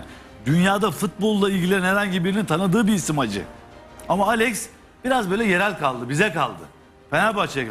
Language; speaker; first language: Turkish; native; Turkish